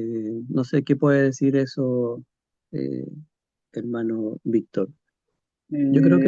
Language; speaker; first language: Spanish; native; Spanish